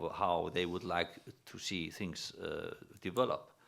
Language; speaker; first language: English; non-native, fluent; Icelandic